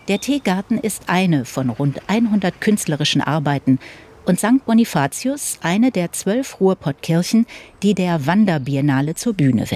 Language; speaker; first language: German; native; German